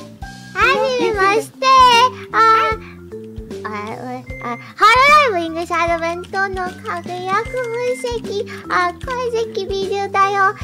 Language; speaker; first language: Japanese; non-native, learner; English